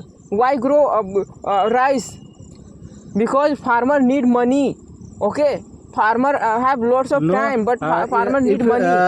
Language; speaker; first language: English; non-native, learner; Hindi